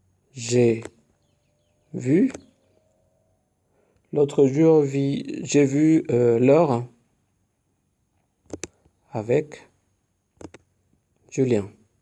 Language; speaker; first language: French; non-native, fluent; Spanish